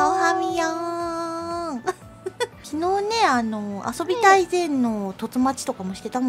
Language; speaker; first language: Japanese; native; Japanese